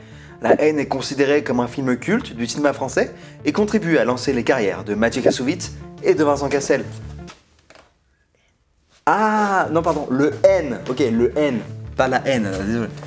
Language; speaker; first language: French; native; French